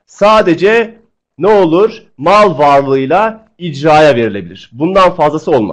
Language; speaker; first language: Turkish; native; Turkish